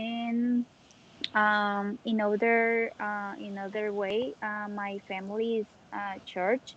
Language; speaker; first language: English; non-native, learner; Spanish